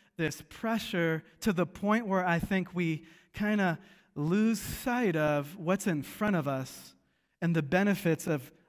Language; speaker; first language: English; native; English